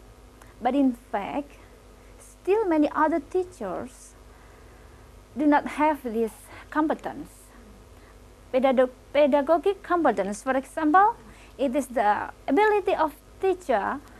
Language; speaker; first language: English; non-native, local second language; Indonesian